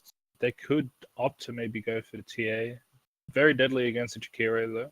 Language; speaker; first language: English; native; English